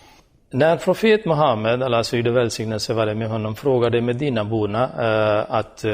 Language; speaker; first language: Swedish; non-native, fluent; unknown